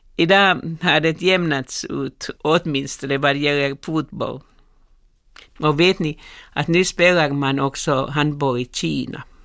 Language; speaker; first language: Swedish; non-native, local second language; Finnish